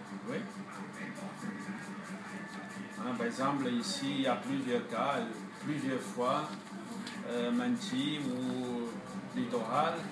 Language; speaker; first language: French; non-native, fluent; Chinese